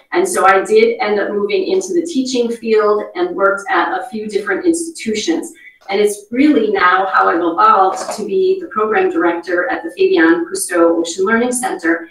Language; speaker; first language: English; native; English